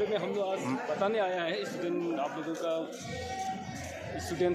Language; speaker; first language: Hindi; non-native, local second language; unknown